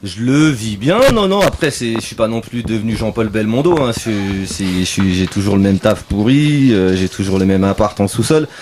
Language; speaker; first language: French; native; French